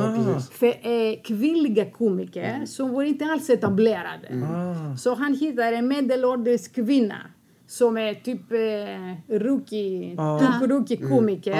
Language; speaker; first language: Swedish; non-native, fluent; Greek